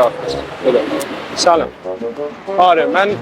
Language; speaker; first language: Persian; native; Persian